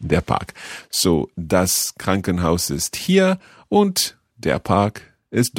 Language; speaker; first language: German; non-native, learner; English